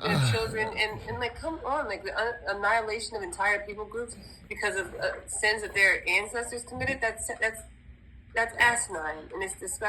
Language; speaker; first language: English; native; English